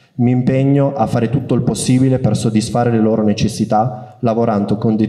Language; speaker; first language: Italian; native; Italian